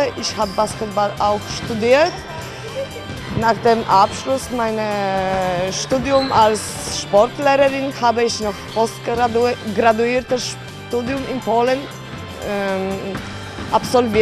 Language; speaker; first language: German; non-native, fluent; Polish